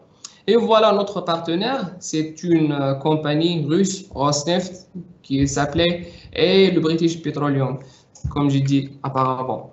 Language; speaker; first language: French; non-native, local second language; Arabic